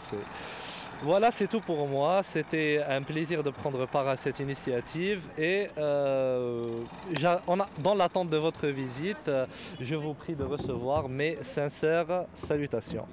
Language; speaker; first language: French; non-native, local second language; Arabic